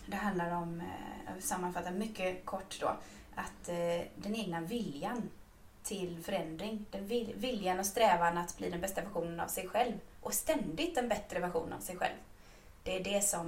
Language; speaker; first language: Swedish; native; Swedish